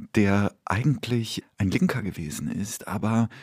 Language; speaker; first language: German; early bilingual, other home language; Polish